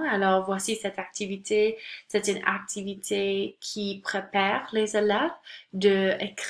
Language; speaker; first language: French; non-native, local second language; English